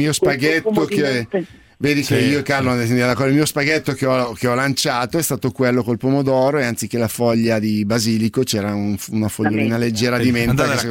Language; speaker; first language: Italian; native; Italian